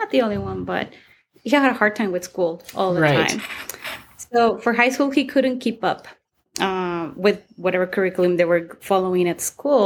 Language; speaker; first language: English; non-native, fluent; Spanish